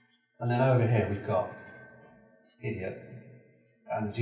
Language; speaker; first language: English; native; English